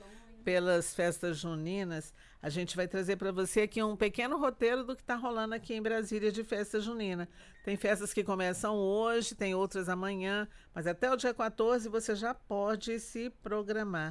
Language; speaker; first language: Portuguese; native; Portuguese